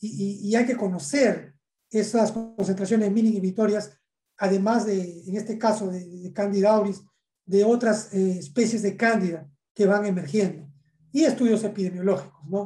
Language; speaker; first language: Spanish; native; Spanish